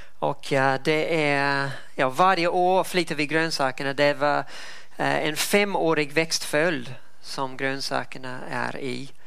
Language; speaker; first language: Swedish; non-native, fluent; English